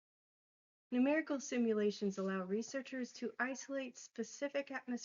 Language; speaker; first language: English; native; English